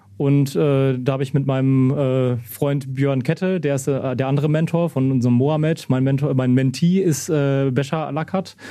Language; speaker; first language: German; native; German